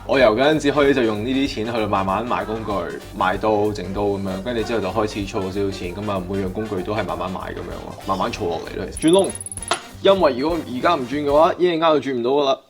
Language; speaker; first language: Cantonese; early bilingual, heritage; Cantonese